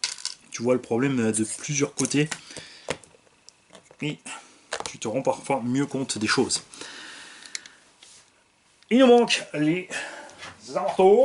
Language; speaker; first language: French; native; French